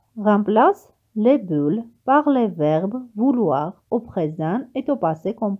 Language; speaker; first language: French; non-native, fluent; Armenian